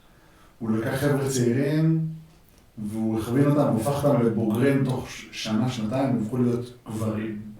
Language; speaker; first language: Hebrew; native; Hebrew